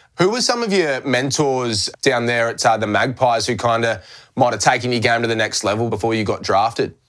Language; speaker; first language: English; native; English